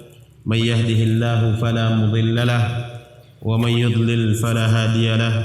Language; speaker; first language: Arabic; non-native, fluent; Indonesian